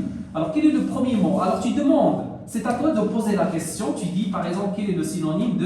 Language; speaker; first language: French; non-native, local second language; Arabic